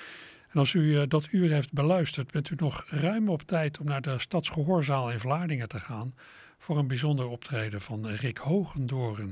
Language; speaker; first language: Dutch; native; Dutch